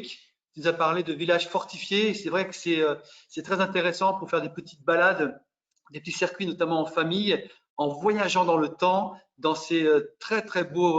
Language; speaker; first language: French; native; French